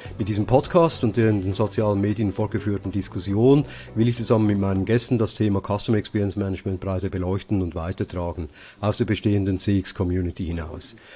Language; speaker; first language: German; native; German